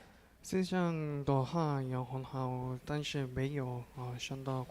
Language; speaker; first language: Chinese; non-native, learner; Korean